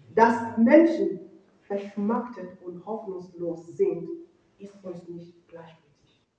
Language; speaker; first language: German; non-native, fluent; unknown